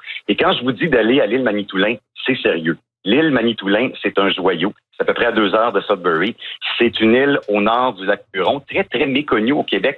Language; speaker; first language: French; native; French